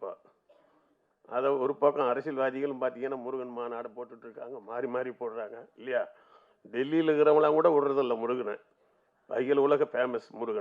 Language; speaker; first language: Tamil; native; Tamil